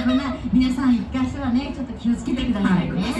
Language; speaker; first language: Japanese; native; Japanese